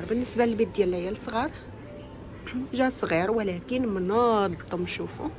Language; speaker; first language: Arabic; native; Arabic